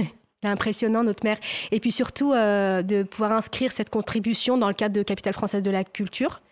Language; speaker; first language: French; non-native, local second language; Arabic